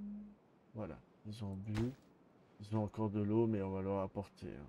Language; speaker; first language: French; native; French